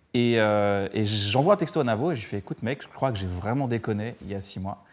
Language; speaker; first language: French; native; French